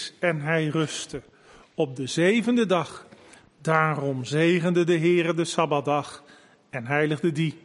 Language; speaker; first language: Dutch; native; Dutch